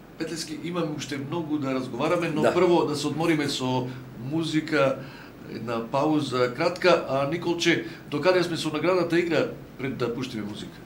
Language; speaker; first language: Macedonian; native; Macedonian